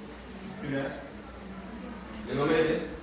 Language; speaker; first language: Indonesian; native; Indonesian